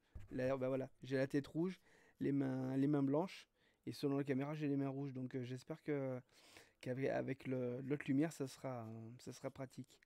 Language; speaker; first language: French; native; French